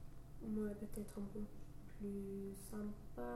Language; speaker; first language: French; non-native, fluent; English